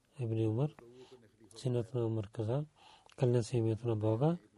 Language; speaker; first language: Bulgarian; non-native, learner; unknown